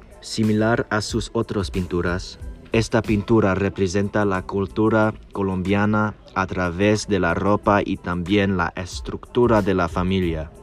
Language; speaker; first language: Spanish; non-native, learner; English